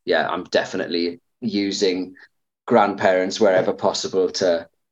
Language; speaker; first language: English; native; English